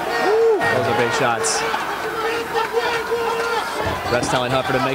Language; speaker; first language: English; native; English